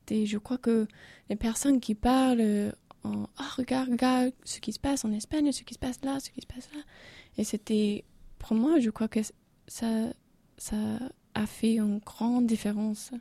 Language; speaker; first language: French; non-native, learner; English